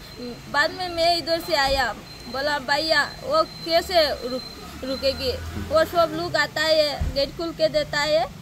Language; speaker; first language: Hindi; non-native, local second language; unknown